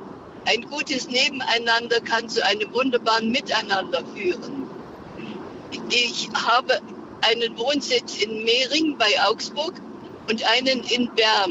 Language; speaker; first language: German; native; German